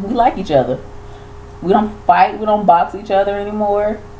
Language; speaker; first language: English; native; English